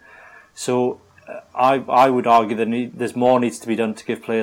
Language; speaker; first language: English; native; English